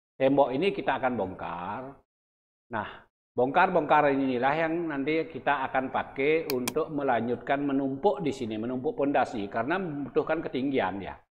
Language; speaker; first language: Indonesian; non-native, local second language; Balinese